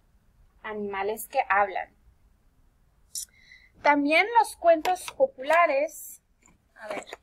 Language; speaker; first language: Spanish; early bilingual, heritage; Spanish